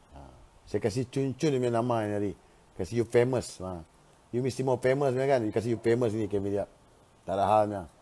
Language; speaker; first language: Malay; native; Malay